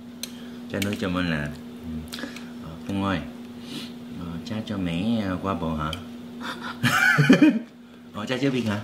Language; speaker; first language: Vietnamese; non-native, learner; Korean